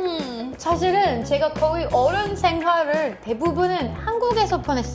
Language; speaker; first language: Korean; non-native, fluent; English